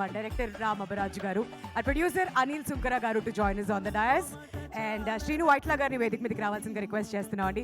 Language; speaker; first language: Telugu; native; Telugu